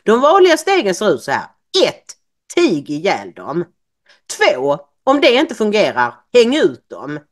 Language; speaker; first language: Swedish; native; Swedish